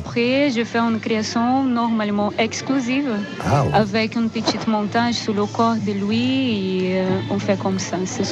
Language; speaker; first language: French; non-native, learner; Portuguese